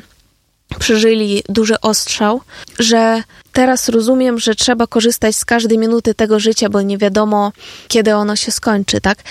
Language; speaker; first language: Polish; non-native, fluent; Ukrainian